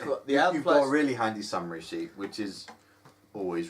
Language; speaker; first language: English; native; English